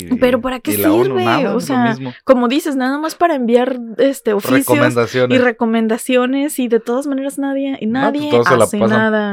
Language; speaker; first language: Spanish; native; Spanish